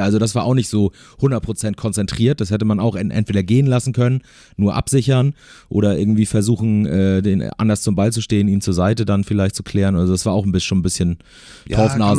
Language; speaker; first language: German; native; German